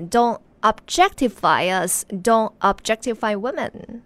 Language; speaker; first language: English; non-native, fluent; Chinese